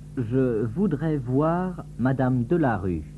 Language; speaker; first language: French; non-native, fluent; English